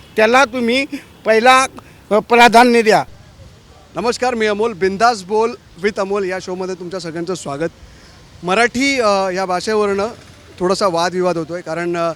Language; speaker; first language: Marathi; native; Marathi